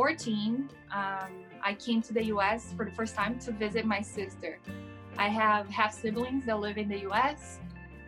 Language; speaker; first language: English; non-native, fluent; Portuguese